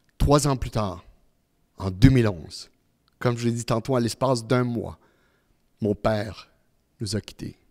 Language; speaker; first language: French; early bilingual, other home language; Italian